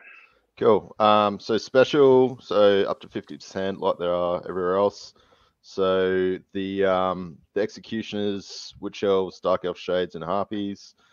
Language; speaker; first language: English; native; English